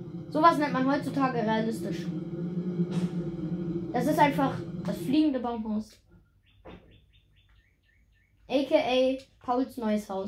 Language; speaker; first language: German; native; German